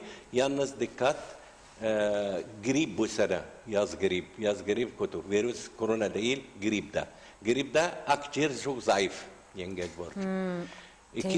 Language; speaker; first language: Turkish; non-native, learner; Arabic